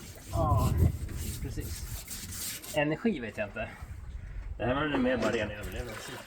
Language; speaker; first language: Swedish; native; Swedish